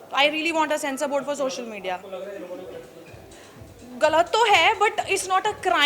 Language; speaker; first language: Hindi; native; Hindi